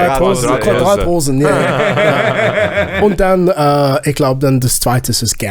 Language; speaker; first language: German; non-native, learner; Zulu